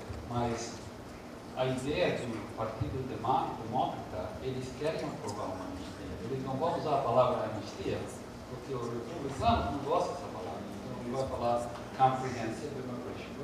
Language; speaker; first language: Portuguese; early bilingual, heritage; Portuguese